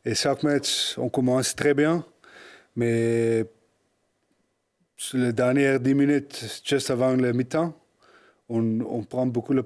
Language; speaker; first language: French; native; French